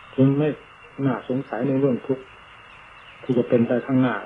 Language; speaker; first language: Thai; native; Thai